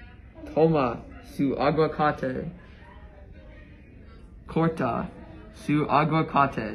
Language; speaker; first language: Spanish; non-native, learner; English